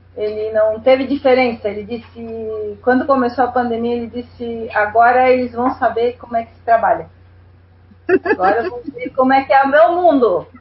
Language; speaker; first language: Portuguese; non-native, fluent; Spanish